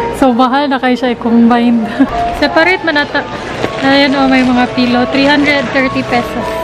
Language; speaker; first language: Filipino; non-native, local second language; Cebuano